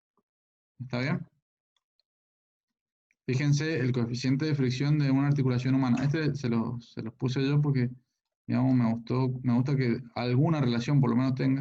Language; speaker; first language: Spanish; native; Spanish